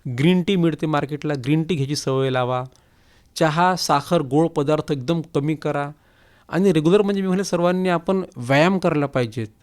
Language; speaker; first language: Marathi; native; Marathi